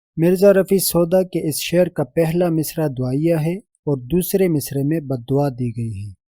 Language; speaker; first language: Urdu; native; Urdu